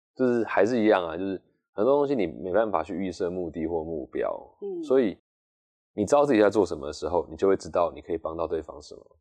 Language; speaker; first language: Chinese; native; Chinese